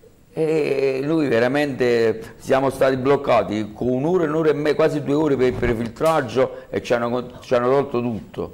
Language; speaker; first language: Italian; native; Italian